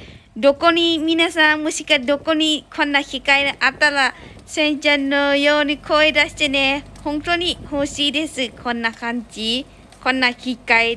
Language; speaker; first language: Japanese; non-native, learner; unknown